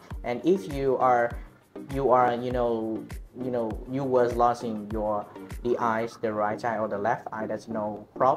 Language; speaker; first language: English; non-native, learner; Vietnamese